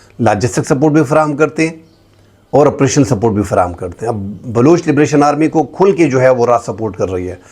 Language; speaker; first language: Urdu; non-native, local second language; Pashto